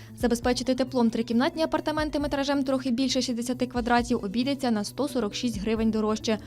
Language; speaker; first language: Ukrainian; native; Ukrainian